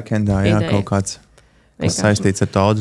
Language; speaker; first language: Latvian; native; Latvian